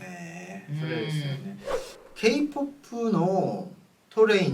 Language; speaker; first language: Japanese; non-native, fluent; Korean